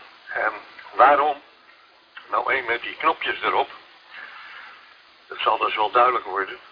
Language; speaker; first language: Dutch; native; Dutch